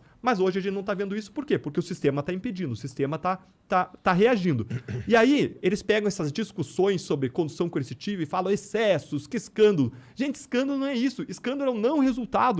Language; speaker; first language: Portuguese; native; Portuguese